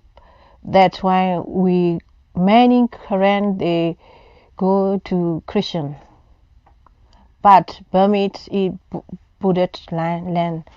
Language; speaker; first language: English; non-native, learner; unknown